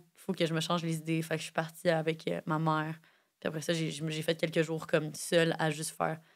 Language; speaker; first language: French; native; French